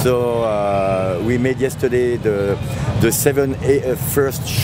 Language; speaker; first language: English; non-native, fluent; French